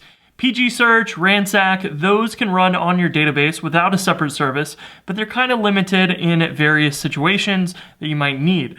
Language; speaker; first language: English; native; English